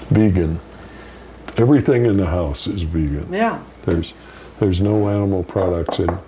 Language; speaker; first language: English; native; English